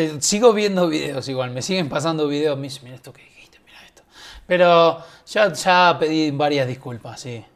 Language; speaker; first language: Spanish; native; Spanish